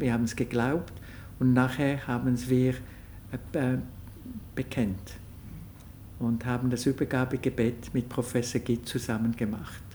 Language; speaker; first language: German; non-native, local second language; French